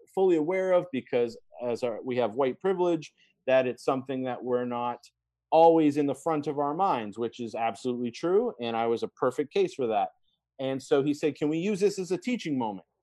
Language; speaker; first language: English; native; English